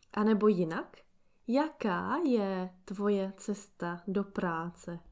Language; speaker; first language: Czech; native; Czech